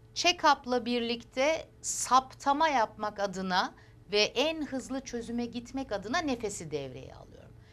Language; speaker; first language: Turkish; early bilingual, heritage; Turkish